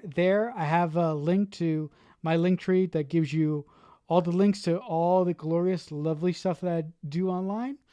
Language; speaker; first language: English; native; English